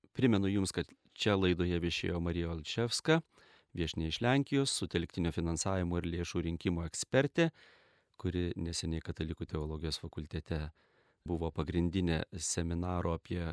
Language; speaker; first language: Lithuanian; native; Lithuanian